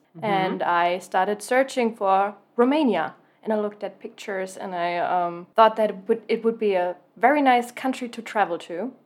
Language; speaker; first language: English; non-native, fluent; German